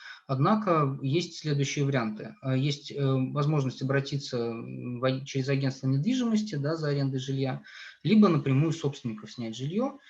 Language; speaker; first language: Russian; native; Russian